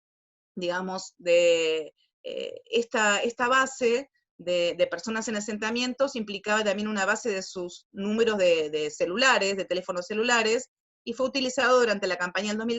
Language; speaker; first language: Spanish; native; Spanish